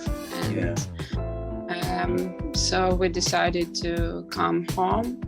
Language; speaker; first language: English; non-native, learner; Ukrainian